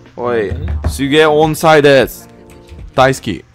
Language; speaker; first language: Japanese; non-native, learner; English